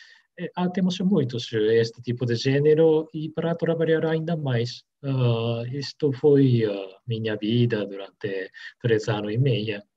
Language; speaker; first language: Portuguese; non-native, learner; Japanese